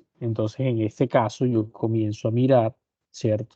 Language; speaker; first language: Spanish; native; Spanish